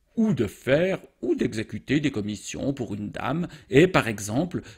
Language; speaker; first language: French; native; French